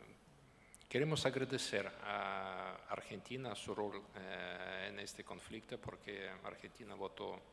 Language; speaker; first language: Spanish; non-native, learner; Ukrainian